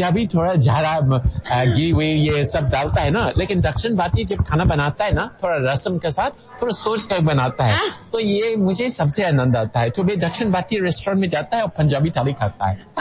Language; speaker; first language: Hindi; non-native, fluent; English